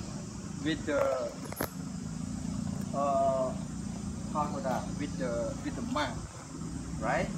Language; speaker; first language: English; non-native, learner; Khmer